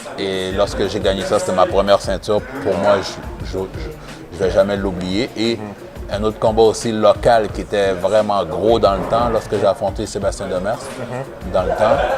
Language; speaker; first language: French; early bilingual, other home language; Haitian Creole